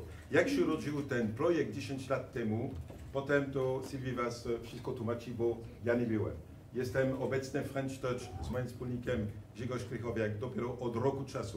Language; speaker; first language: Polish; non-native, fluent; French